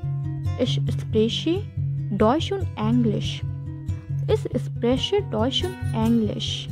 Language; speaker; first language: German; non-native, learner; Hindi